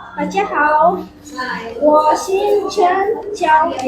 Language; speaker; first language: Chinese; non-native, learner; Indonesian